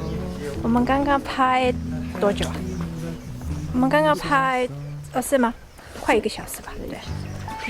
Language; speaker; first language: Chinese; non-native, fluent; Mongolian